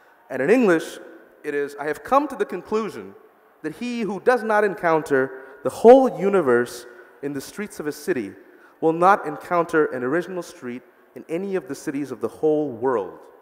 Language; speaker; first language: English; early bilingual, other home language; Bangla